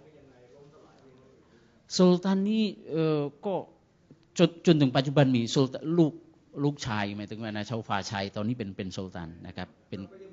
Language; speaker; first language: Thai; non-native, fluent; Indonesian